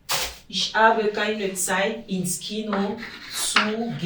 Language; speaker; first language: German; non-native, learner; French